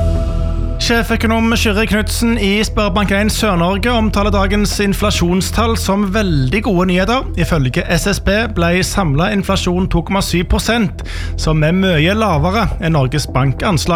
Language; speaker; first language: Norwegian; native; Norwegian